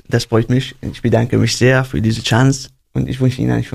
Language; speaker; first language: German; non-native, learner; Arabic